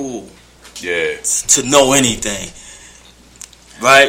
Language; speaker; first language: English; native; English